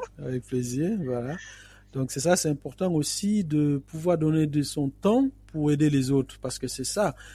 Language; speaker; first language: French; non-native, local second language; Fula